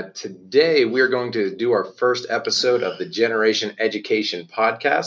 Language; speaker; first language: English; native; English